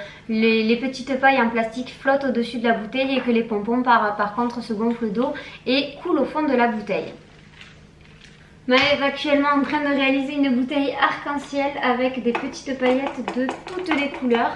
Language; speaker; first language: French; native; French